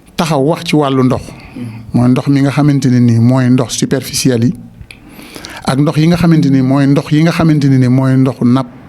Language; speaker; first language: Wolof; native; Wolof